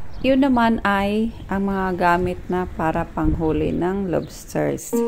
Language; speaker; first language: Filipino; non-native, local second language; Cebuano